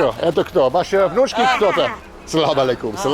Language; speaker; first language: Russian; non-native, learner; English